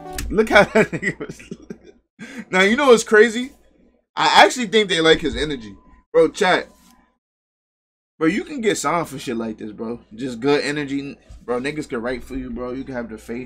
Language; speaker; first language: English; native; English